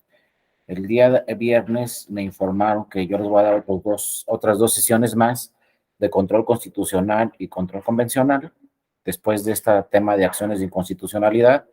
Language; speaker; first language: Spanish; native; Spanish